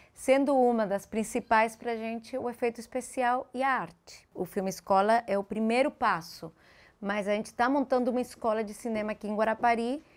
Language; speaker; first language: Portuguese; early bilingual, heritage; Spanish